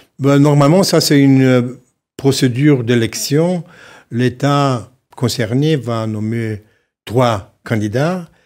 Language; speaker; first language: French; non-native, fluent; Slovenian